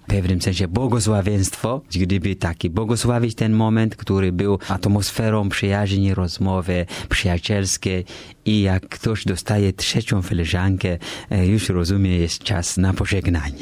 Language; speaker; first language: Polish; non-native, fluent; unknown